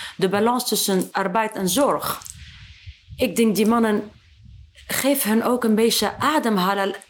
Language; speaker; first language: Dutch; non-native, fluent; Arabic